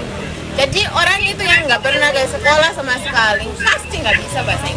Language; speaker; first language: Indonesian; non-native, fluent; Shona